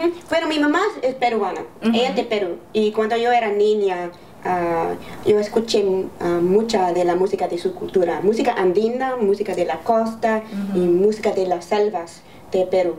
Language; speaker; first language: Spanish; early bilingual, heritage; English